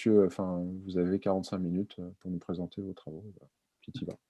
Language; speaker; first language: French; native; French